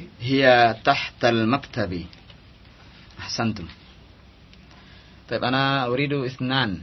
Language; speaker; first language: Arabic; non-native, fluent; Indonesian